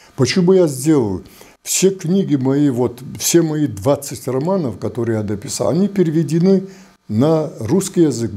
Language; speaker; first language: Russian; non-native, local second language; Adyghe